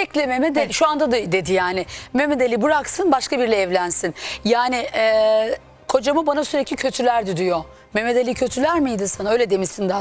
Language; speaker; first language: Turkish; native; Turkish